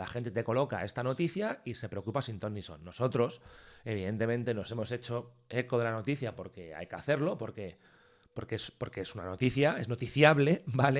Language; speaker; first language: Spanish; native; Spanish